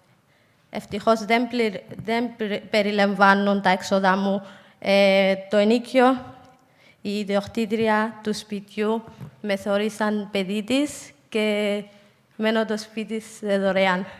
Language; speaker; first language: Greek; non-native, fluent; Somali